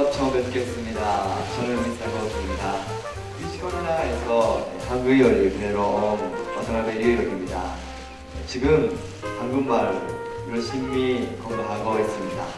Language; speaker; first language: Korean; non-native, learner; Japanese